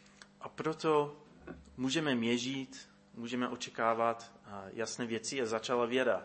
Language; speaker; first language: Czech; non-native, fluent; English